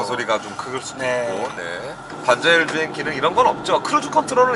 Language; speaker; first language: Korean; native; Korean